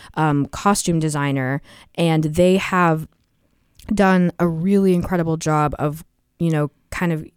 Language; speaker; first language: English; native; English